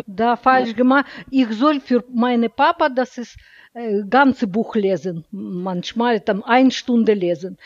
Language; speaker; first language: German; non-native, learner; Russian